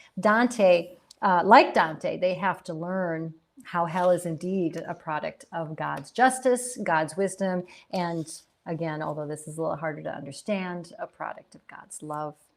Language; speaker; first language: English; native; English